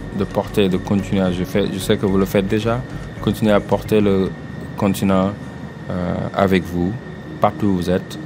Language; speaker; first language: French; non-native, local second language; Wolof